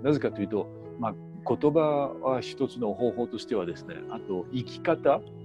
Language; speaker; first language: Japanese; non-native, fluent; French